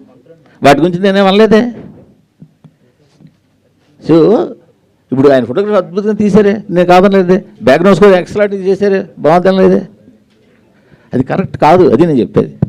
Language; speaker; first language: Telugu; native; Telugu